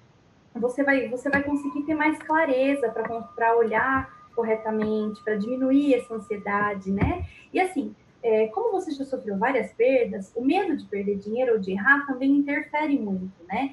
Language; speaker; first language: Portuguese; native; Portuguese